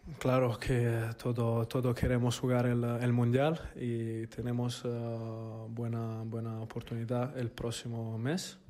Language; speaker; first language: Spanish; non-native, fluent; Italian